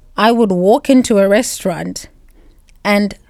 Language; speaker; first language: English; non-native, local second language; Shona